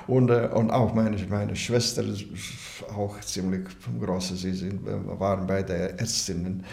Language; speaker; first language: German; non-native, learner; Latvian